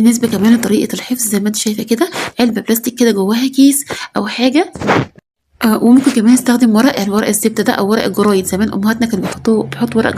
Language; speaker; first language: Arabic; native; Arabic